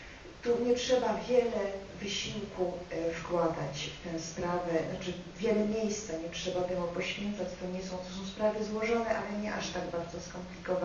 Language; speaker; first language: Polish; native; Polish